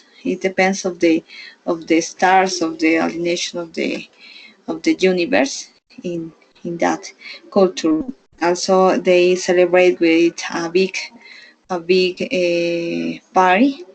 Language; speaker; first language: English; non-native, learner; Spanish